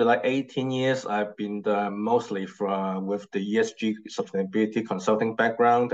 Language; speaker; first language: English; non-native, local second language; Cantonese